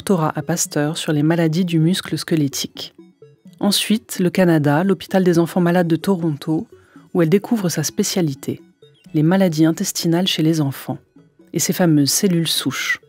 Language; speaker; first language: French; native; French